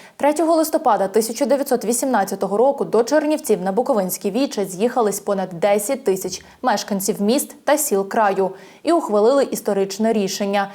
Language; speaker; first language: Ukrainian; native; Ukrainian